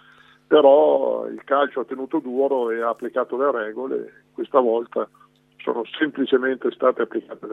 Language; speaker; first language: Italian; native; Italian